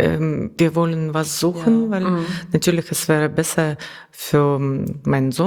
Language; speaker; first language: German; non-native, learner; Russian